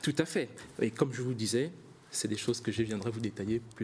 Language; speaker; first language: French; native; French